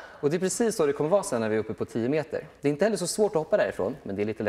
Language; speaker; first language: Swedish; native; Swedish